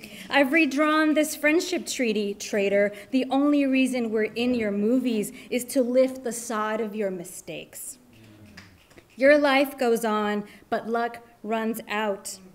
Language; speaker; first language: English; early bilingual, other home language; Spanish